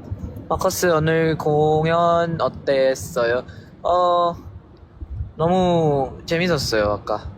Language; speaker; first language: Korean; non-native, learner; Filipino